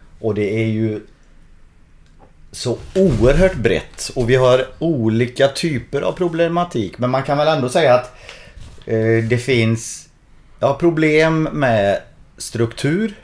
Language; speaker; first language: Swedish; native; Swedish